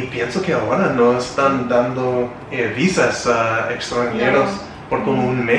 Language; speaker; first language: Spanish; non-native, learner; English